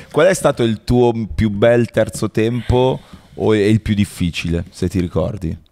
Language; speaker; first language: Italian; native; Italian